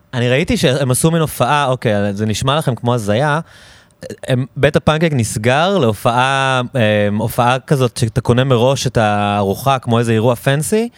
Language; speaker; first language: Hebrew; native; Hebrew